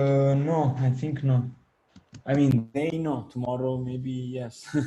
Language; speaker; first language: English; non-native, fluent; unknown